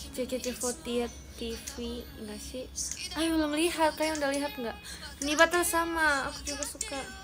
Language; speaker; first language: Indonesian; non-native, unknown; Japanese